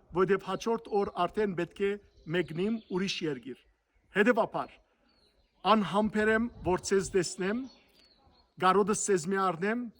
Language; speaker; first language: Armenian; early bilingual, heritage; Armenian